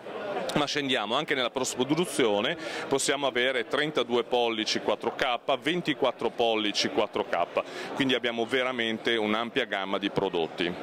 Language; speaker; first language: Italian; native; Italian